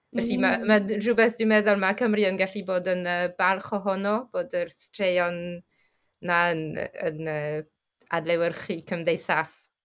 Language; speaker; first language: Welsh; non-native, fluent; French